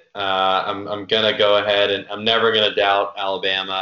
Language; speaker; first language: English; native; English